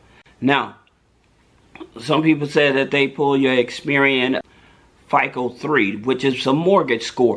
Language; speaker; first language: English; native; English